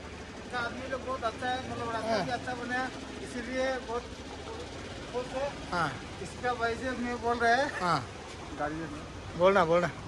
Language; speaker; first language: Hindi; non-native, local second language; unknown